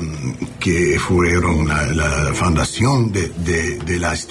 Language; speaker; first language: Spanish; non-native, learner; English